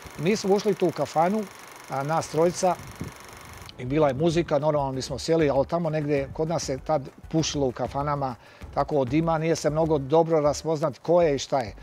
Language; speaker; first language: Serbian; native; Serbian